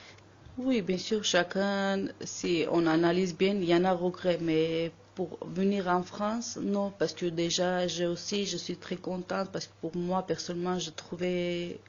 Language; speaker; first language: French; non-native, learner; Armenian